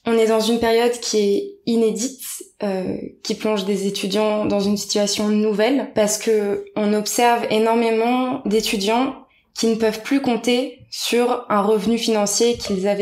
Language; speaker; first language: French; native; French